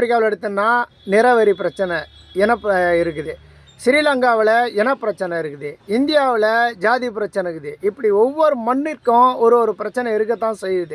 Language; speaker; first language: Tamil; native; Tamil